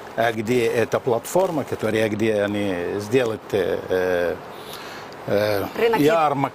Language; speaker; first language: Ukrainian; non-native, learner; Arabic